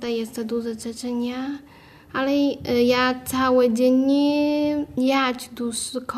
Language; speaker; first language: Polish; non-native, learner; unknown